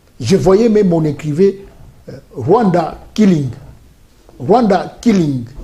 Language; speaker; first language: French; non-native, local second language; Luba-Lulua